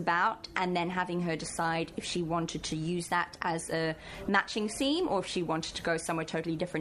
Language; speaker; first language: English; native; English